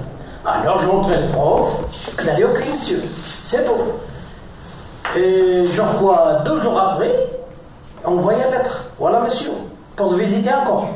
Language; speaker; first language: French; non-native, learner; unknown